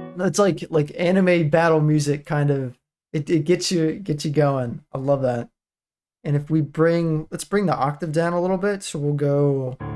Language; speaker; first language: English; native; English